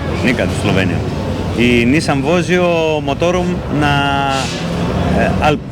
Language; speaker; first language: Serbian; non-native, learner; Greek